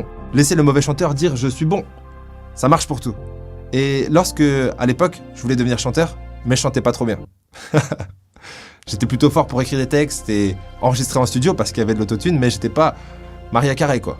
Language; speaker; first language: French; native; French